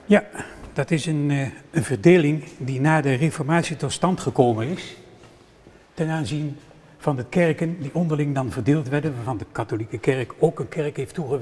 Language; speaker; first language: Dutch; native; Dutch